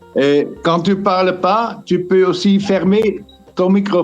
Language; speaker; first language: French; non-native, fluent; Dutch